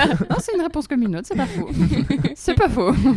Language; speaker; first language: French; native; French